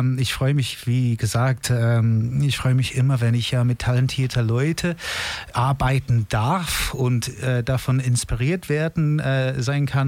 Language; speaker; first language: German; non-native, fluent; English